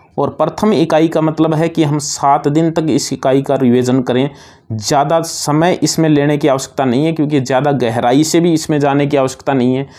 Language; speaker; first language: Hindi; native; Hindi